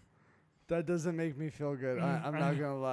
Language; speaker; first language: English; native; English